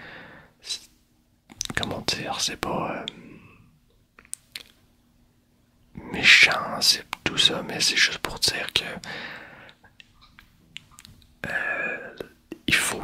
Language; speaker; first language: French; native; French